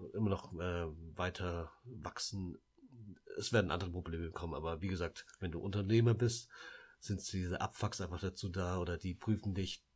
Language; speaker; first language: German; early bilingual, other home language; Lao